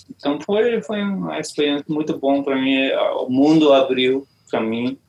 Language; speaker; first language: Portuguese; non-native, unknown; Hungarian